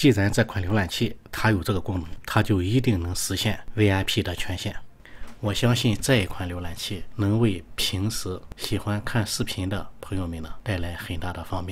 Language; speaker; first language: Chinese; native; Chinese